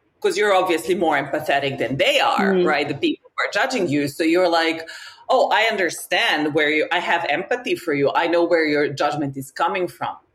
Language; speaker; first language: English; non-native, fluent; Serbian